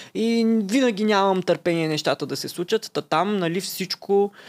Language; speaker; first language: Bulgarian; non-native, local second language; Turkish